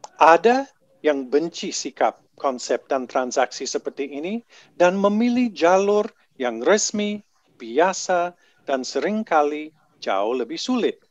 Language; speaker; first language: Indonesian; non-native, fluent; English